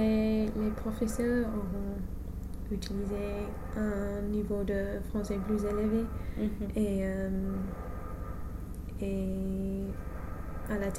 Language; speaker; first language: French; non-native, fluent; English